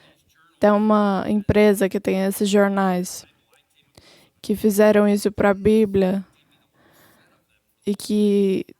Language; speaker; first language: Portuguese; non-native, fluent; English